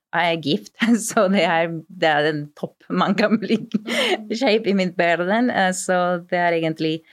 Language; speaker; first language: Norwegian; non-native, fluent; Spanish